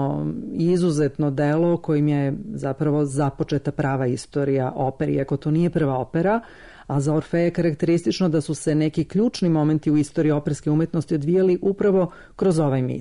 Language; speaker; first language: Serbian; native; Serbian